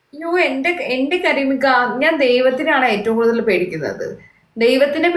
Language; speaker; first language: Malayalam; native; Malayalam